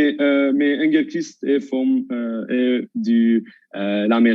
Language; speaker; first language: French; non-native, local second language; Armenian